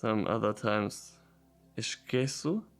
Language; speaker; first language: Portuguese; non-native, learner; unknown